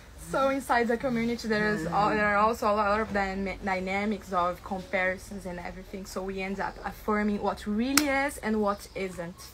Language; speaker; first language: English; non-native, fluent; Portuguese